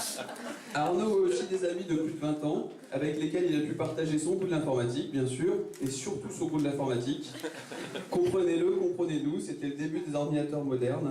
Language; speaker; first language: French; native; French